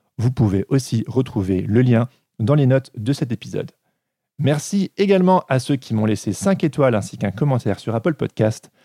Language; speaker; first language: French; native; French